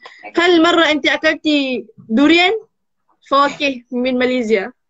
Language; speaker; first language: Arabic; non-native, learner; Malay